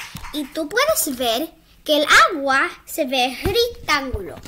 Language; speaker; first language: Spanish; early bilingual, heritage; Spanish